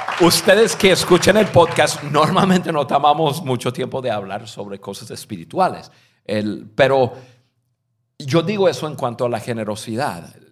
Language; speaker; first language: Spanish; non-native, fluent; English